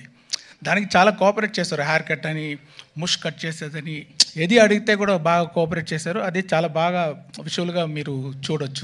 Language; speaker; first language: Telugu; non-native, local second language; Tamil